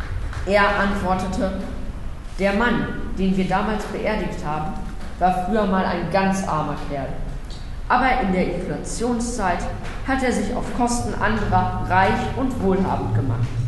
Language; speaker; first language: German; native; German